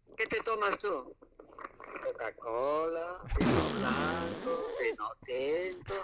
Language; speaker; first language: Spanish; native; Spanish